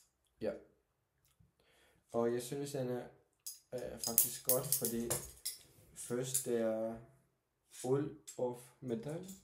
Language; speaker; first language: Danish; non-native, learner; Turkish